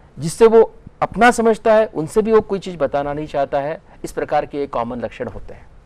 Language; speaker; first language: Hindi; non-native, local second language; Marathi